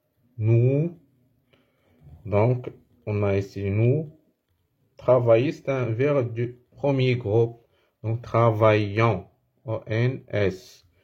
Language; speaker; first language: French; non-native, fluent; Arabic